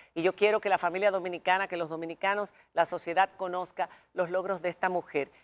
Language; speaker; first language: Spanish; native; Spanish